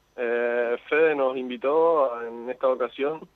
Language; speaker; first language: Spanish; native; Spanish